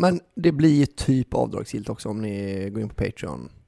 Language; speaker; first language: Swedish; native; Swedish